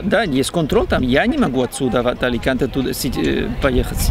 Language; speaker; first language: Russian; non-native, learner; Spanish